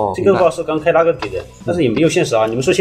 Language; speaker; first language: Chinese; native; Chinese